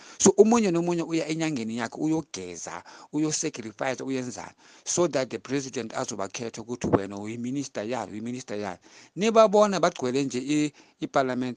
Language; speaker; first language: Zulu; non-native, local second language; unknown